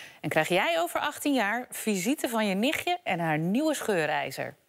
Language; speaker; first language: Dutch; native; Dutch